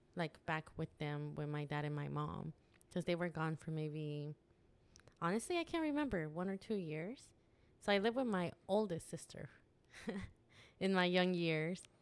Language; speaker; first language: English; early bilingual, other home language; Spanish